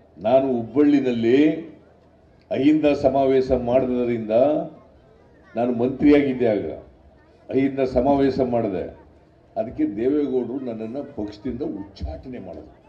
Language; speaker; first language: Kannada; native; Kannada